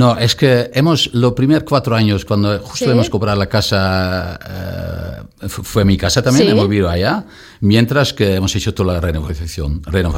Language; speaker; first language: Spanish; non-native, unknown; Dutch